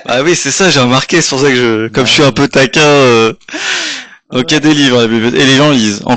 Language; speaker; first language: French; native; French